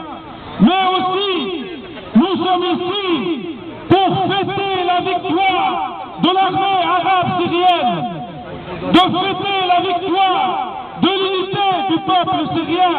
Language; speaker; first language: French; non-native, fluent; Arabic